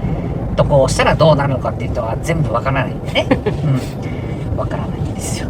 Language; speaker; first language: Japanese; native; Japanese